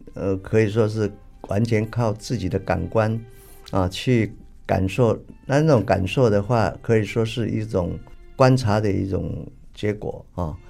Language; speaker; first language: Chinese; native; Chinese